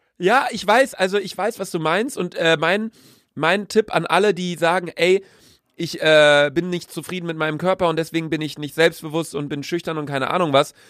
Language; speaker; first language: German; native; German